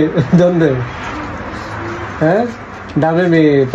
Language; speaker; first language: Spanish; non-native, learner; Bangla